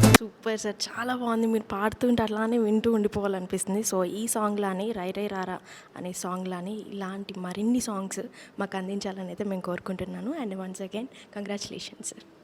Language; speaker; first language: Telugu; native; Telugu